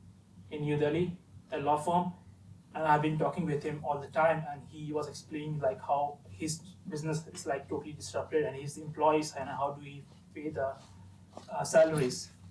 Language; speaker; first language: English; non-native, fluent; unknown